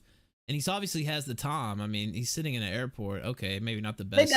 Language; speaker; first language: English; native; English